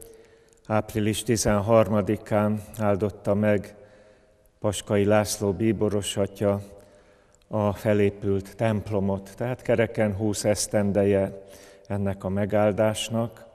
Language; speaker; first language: Hungarian; native; Hungarian